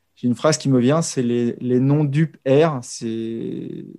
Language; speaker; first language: French; native; French